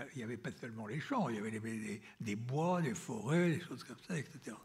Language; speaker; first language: French; native; French